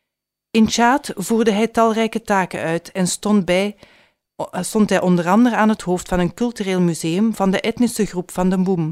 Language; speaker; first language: Dutch; native; Dutch